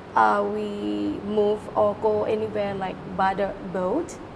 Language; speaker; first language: English; non-native, learner; Thai